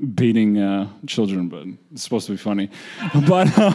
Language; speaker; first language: English; early bilingual, other home language; Georgian